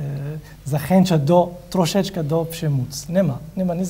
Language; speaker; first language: Polish; non-native, learner; Arabic